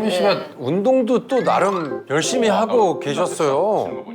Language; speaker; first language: Korean; native; Korean